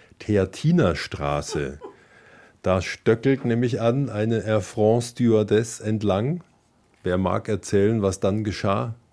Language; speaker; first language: German; native; German